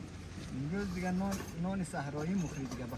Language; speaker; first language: Persian; native; Persian